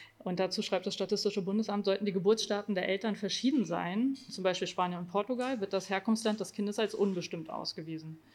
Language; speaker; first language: German; native; German